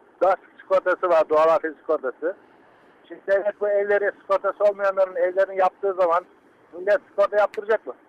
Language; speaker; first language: Turkish; native; Turkish